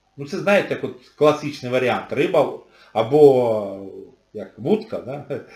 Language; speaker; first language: Ukrainian; native; Ukrainian